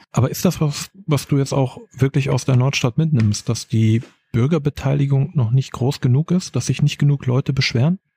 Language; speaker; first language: German; native; German